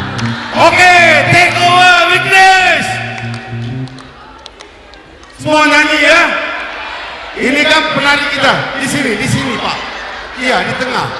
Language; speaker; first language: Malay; non-native, local second language; Tamil